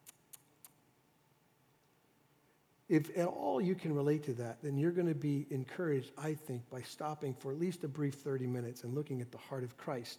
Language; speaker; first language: English; native; English